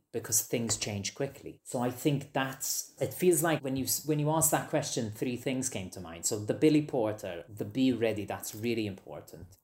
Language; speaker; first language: English; non-native, fluent; Maltese